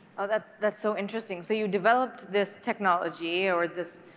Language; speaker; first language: English; native; English